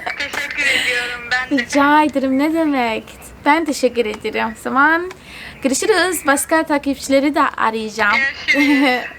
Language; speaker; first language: Turkish; non-native, fluent; Portuguese